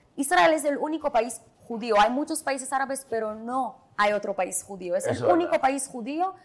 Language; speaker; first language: Spanish; non-native, fluent; Hebrew